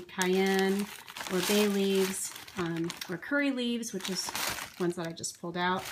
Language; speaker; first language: English; native; English